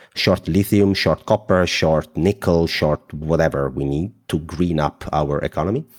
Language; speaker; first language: English; non-native, fluent; Italian